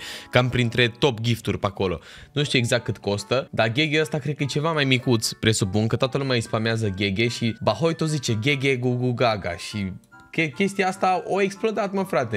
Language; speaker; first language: Romanian; native; Romanian